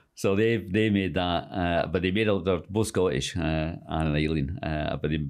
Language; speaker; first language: English; native; English